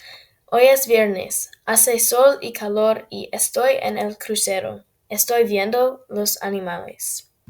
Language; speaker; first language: Spanish; non-native, learner; English